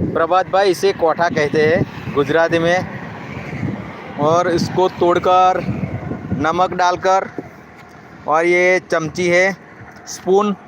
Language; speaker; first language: Hindi; non-native, local second language; Gujarati